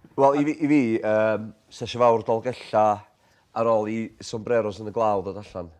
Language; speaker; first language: Welsh; native; Welsh